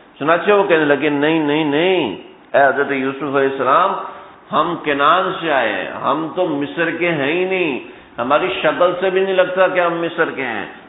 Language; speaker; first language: Urdu; non-native, local second language; Punjabi